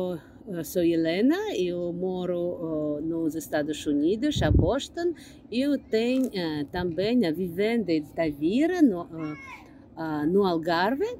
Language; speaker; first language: Portuguese; non-native, learner; English